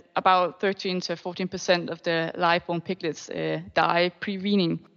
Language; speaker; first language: English; non-native, fluent; Danish